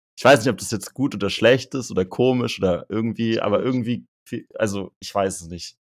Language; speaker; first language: German; native; German